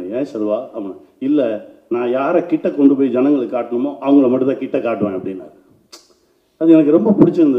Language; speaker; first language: Tamil; native; Tamil